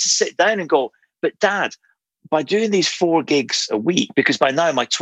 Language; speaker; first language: English; native; English